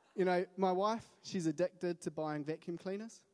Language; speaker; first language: English; native; English